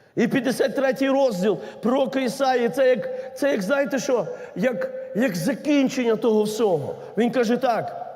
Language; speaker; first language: Ukrainian; native; Ukrainian